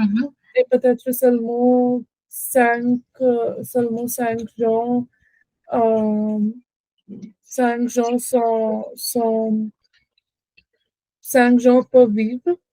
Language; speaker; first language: French; non-native, learner; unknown